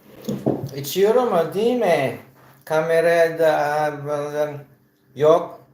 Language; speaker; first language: Turkish; non-native, learner; Filipino